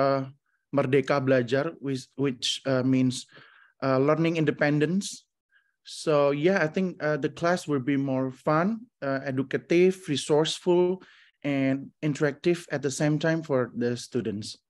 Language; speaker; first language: English; non-native, fluent; Indonesian